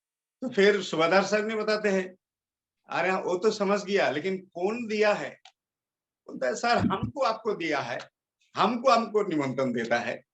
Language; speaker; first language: Hindi; non-native, local second language; Bangla